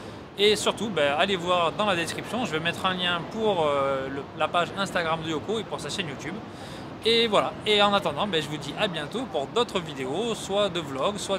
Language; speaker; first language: French; native; French